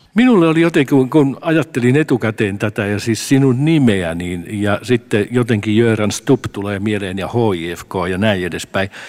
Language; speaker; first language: Finnish; native; Finnish